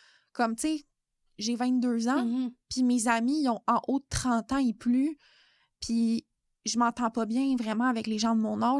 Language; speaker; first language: French; native; French